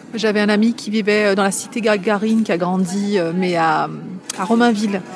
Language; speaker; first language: French; native; French